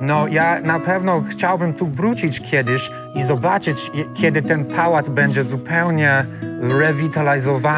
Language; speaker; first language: Polish; non-native, learner; English